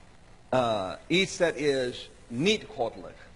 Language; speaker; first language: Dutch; non-native, learner; English